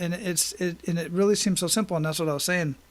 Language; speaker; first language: English; native; English